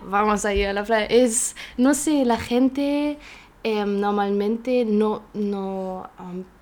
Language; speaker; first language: Spanish; non-native, learner; German